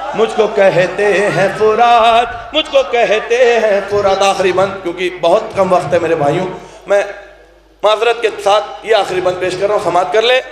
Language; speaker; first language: Urdu; native; Urdu